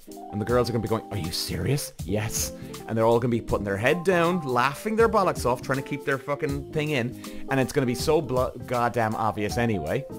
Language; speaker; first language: English; native; English